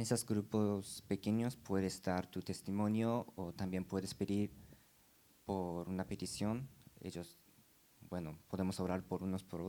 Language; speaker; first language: Spanish; non-native, learner; Japanese